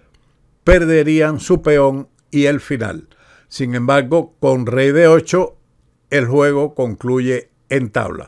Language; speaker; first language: Spanish; native; Spanish